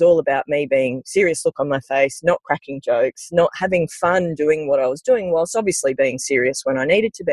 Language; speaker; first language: English; native; English